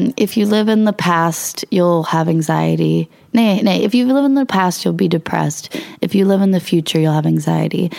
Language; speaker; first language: English; early bilingual, other home language; Swedish